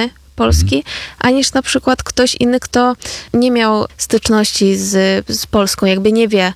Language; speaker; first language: Polish; non-native, fluent; Ukrainian